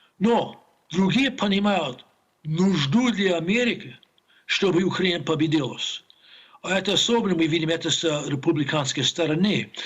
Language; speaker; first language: Russian; non-native, fluent; English